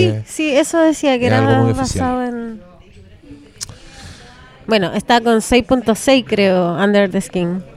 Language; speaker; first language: Spanish; native; Spanish